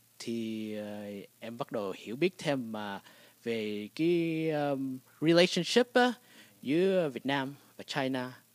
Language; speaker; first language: Vietnamese; early bilingual, heritage; Vietnamese